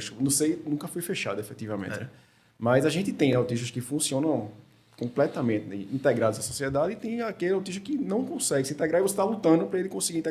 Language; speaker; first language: Portuguese; native; Portuguese